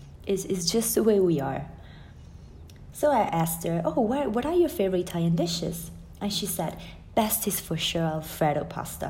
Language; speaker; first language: English; non-native, fluent; Italian